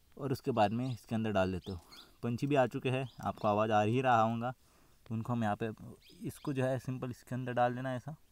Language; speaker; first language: Hindi; non-native, local second language; Marathi